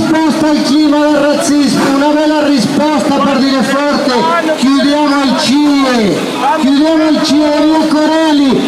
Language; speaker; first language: Italian; non-native, fluent; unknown